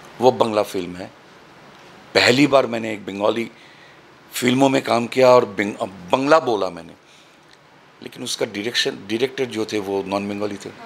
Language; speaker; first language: Hindi; non-native, local second language; Bangla